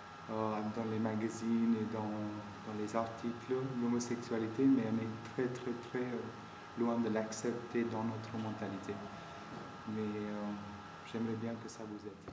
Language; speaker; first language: French; non-native, fluent; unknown